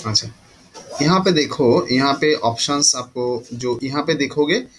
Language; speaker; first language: Hindi; non-native, local second language; Bangla